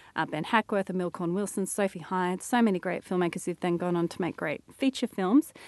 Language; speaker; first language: English; native; English